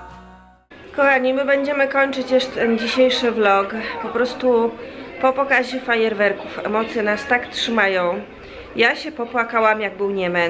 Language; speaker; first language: Polish; native; Polish